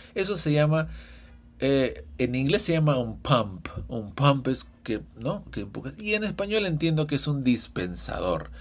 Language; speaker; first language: Spanish; early bilingual, heritage; Spanish